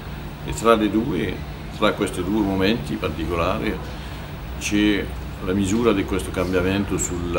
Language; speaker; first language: Italian; non-native, learner; French